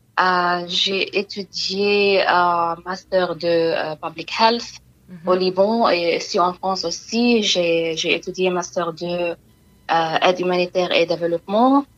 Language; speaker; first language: French; non-native, fluent; Arabic